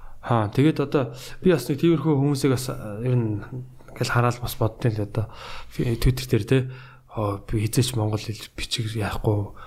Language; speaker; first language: Mongolian; native; Mongolian